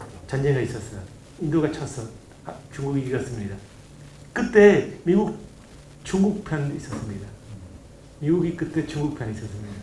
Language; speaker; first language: Korean; non-native, learner; Hindi